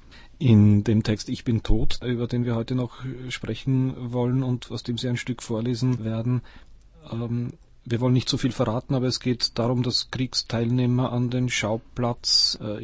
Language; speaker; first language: German; native; German